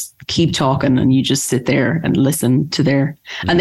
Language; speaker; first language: English; native; English